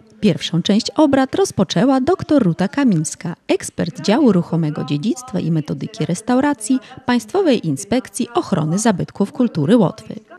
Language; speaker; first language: Polish; early bilingual, heritage; Polish